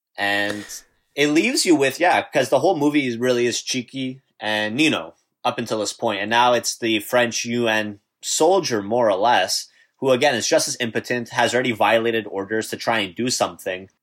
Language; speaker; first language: English; native; English